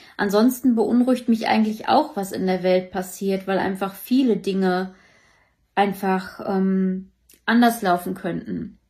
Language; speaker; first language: German; native; German